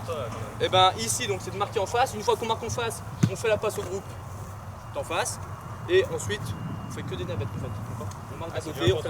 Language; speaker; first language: French; native; French